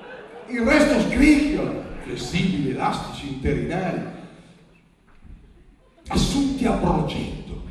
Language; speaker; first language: Italian; native; Italian